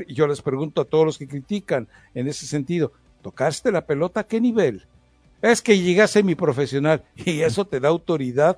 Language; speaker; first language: Spanish; native; Spanish